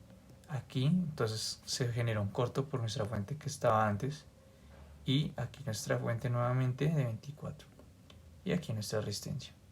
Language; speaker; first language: Spanish; native; Spanish